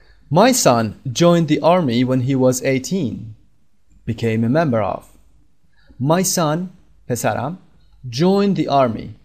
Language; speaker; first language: English; non-native, fluent; Persian